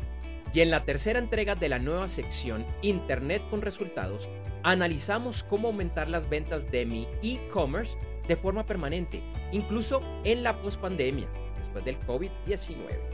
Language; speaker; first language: Spanish; native; Spanish